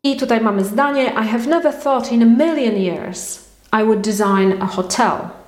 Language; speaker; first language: English; non-native, fluent; Polish